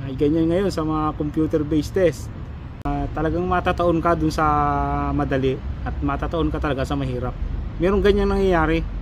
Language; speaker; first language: Filipino; native; Filipino